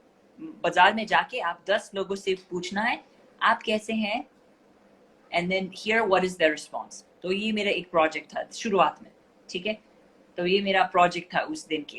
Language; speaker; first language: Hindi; non-native, fluent; English